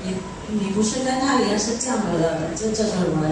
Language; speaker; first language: Chinese; early bilingual, heritage; Chinese